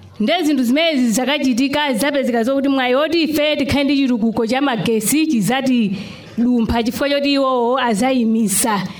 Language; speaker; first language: Nyanja; native; Nyanja